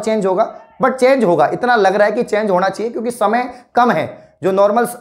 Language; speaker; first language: Hindi; native; Hindi